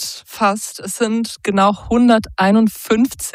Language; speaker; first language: German; native; German